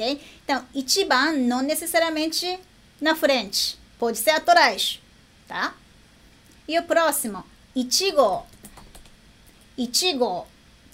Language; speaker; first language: Portuguese; non-native, fluent; Japanese